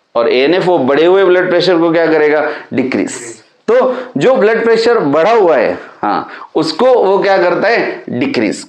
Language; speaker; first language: Hindi; non-native, local second language; Marathi